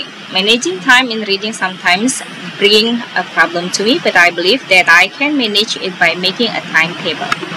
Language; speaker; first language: English; non-native, fluent; Indonesian